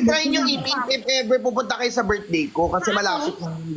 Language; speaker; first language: Filipino; native; Filipino